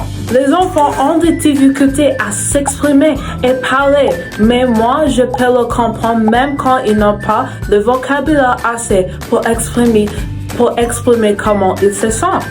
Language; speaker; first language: French; non-native, learner; English